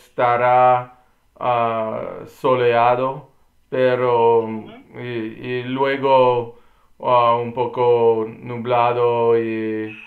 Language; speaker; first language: Spanish; non-native, learner; English